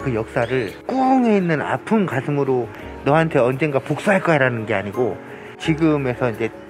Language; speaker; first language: Korean; native; Korean